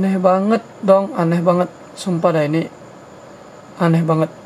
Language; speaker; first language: Indonesian; native; Indonesian